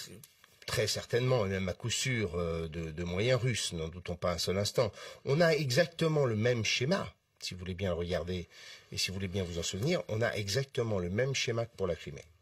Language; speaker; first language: French; native; French